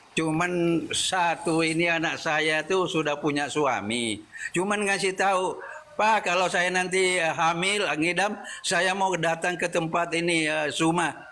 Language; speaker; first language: Indonesian; non-native, local second language; Buginese